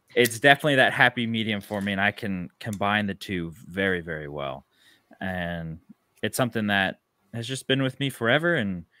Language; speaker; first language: English; native; English